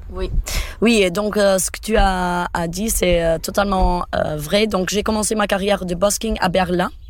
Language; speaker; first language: French; non-native, fluent; Portuguese